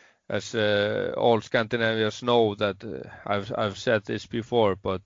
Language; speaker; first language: English; non-native, learner; Icelandic